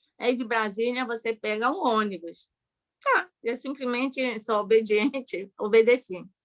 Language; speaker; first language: Portuguese; early bilingual, other home language; Japanese